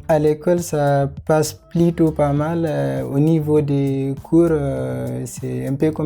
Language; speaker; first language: French; non-native, fluent; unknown